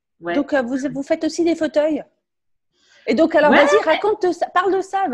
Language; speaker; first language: French; native; French